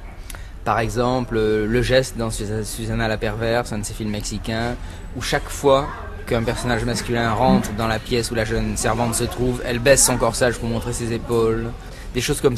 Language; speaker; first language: French; native; French